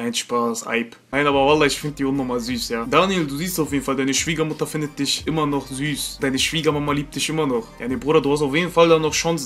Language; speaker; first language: German; native; German